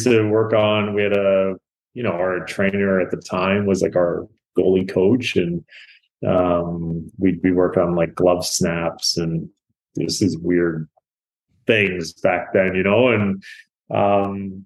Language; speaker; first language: English; native; English